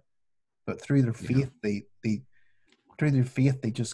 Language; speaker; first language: English; native; English